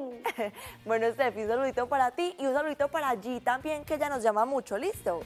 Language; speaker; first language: Spanish; native; Spanish